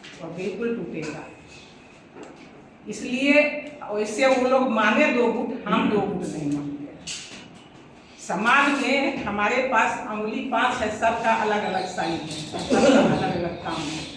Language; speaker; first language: Hindi; native; Hindi